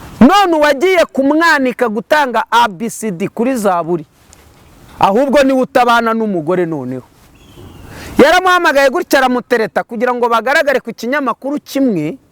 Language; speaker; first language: Kinyarwanda; native; Kinyarwanda